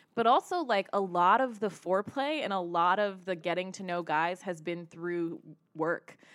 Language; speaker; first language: English; early bilingual, other home language; Hindi